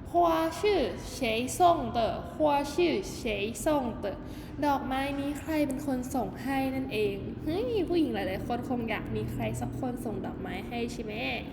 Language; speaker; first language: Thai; native; Thai